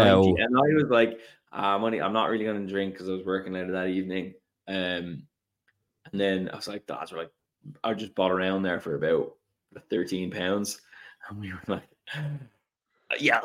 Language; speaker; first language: English; native; English